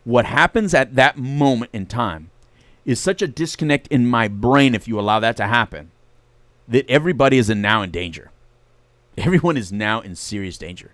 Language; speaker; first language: English; native; English